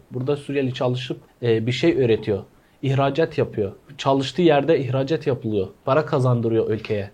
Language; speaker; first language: Turkish; non-native, fluent; Arabic